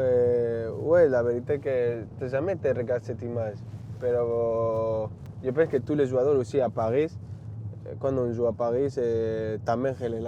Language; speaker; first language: French; non-native, learner; Spanish